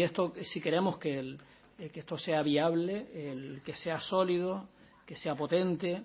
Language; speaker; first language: Spanish; native; Spanish